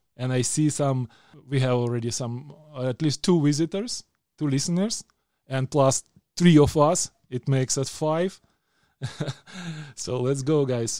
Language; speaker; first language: English; non-native, fluent; Ukrainian